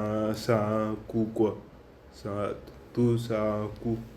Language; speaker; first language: French; non-native, learner; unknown